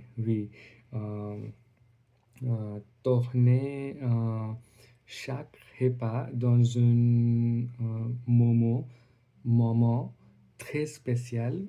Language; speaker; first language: French; non-native, learner; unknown